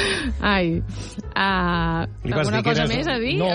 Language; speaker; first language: Catalan; native; Catalan